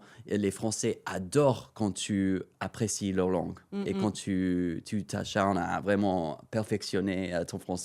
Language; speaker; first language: French; non-native, fluent; English